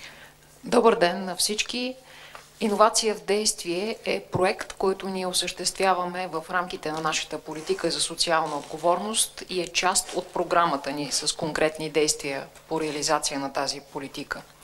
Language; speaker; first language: Bulgarian; native; Bulgarian